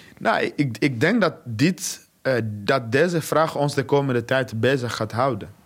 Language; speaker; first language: Dutch; non-native, fluent; Swahili